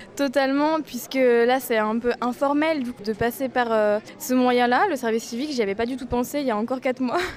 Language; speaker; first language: French; native; French